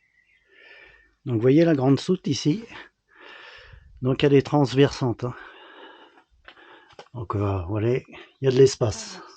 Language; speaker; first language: French; native; French